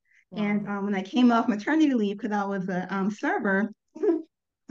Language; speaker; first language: English; native; English